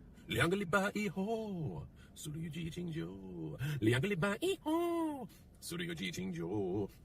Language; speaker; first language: Chinese; non-native, learner; English